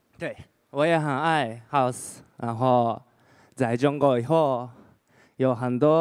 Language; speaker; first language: Chinese; non-native, learner; Japanese